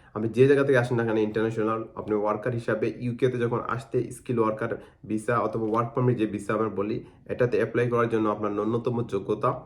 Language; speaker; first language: Bangla; non-native, local second language; Sylheti